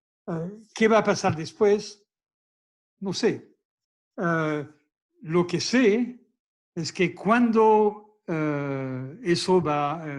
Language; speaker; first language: Spanish; non-native, fluent; French